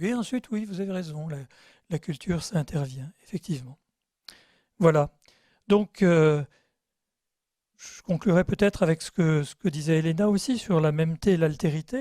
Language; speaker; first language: French; native; French